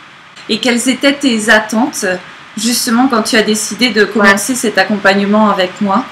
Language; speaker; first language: French; native; French